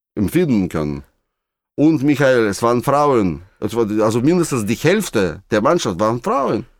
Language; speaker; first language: German; non-native, fluent; Russian